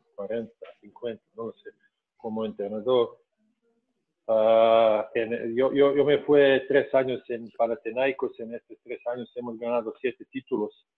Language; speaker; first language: Spanish; non-native, fluent; Serbian